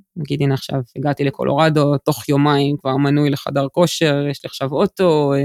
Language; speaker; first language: Hebrew; native; Hebrew